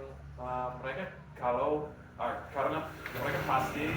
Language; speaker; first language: Indonesian; non-native, learner; English